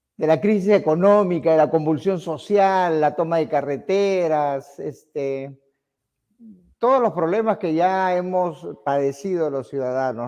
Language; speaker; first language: Spanish; native; Spanish